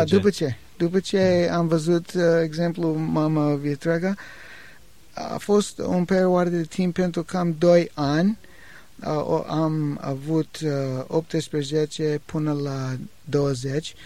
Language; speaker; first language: Romanian; non-native, learner; English